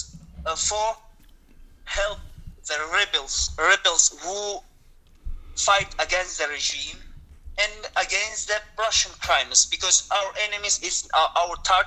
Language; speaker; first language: English; non-native, learner; Russian